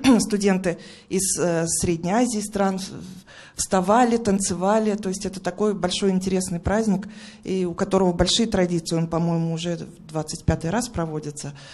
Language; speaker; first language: Russian; native; Russian